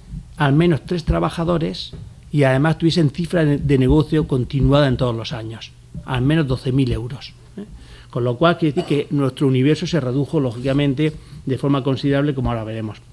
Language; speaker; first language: Spanish; native; Spanish